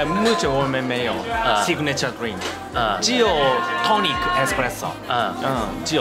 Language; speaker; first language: Chinese; non-native, learner; Japanese